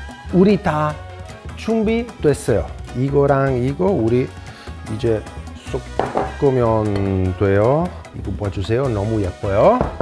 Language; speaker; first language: Korean; non-native, fluent; Italian